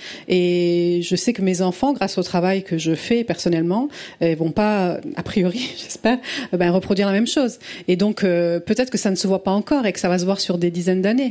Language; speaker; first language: French; early bilingual, other home language; Italian